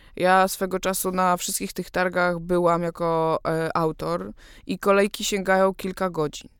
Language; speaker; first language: Polish; native; Polish